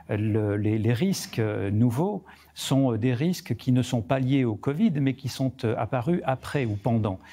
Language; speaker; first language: French; native; French